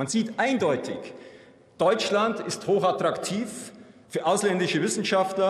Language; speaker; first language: German; native; German